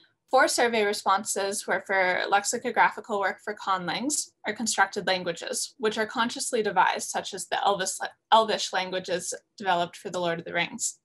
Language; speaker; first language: English; native; English